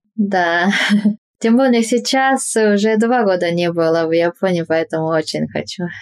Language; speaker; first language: Russian; non-native, fluent; Japanese